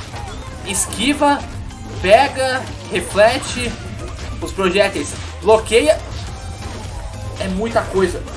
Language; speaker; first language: Portuguese; native; Portuguese